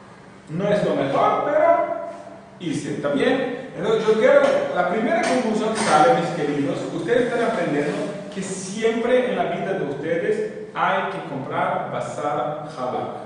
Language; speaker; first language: Spanish; non-native, fluent; Portuguese